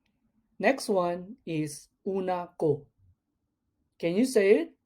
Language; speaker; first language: English; non-native, local second language; Cebuano